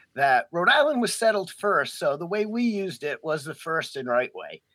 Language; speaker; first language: English; native; English